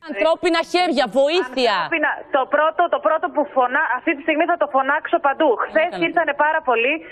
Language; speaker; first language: Greek; native; Greek